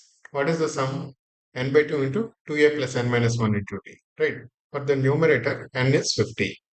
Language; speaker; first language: English; non-native, local second language; Telugu